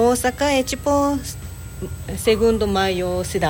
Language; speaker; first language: Portuguese; non-native, learner; Japanese